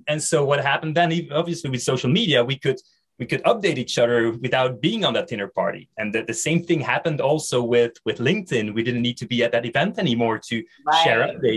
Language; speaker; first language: English; non-native, fluent; Dutch